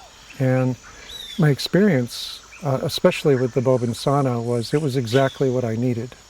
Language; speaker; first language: English; native; English